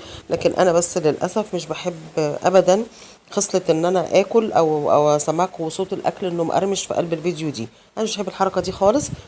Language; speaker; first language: Arabic; native; Arabic